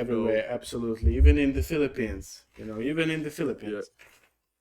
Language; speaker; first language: English; non-native, fluent; Russian